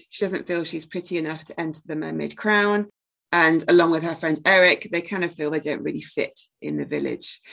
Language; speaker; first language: English; native; English